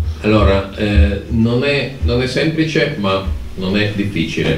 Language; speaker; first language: Italian; native; Italian